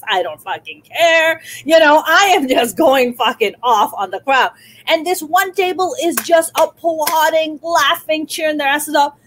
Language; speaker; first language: English; non-native, local second language; Urdu